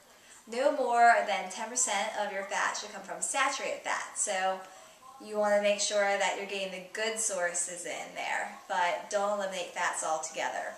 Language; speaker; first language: English; native; English